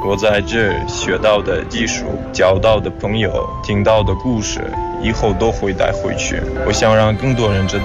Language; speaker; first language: Chinese; non-native, fluent; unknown